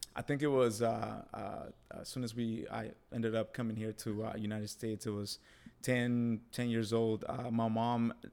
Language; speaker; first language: English; early bilingual, other home language; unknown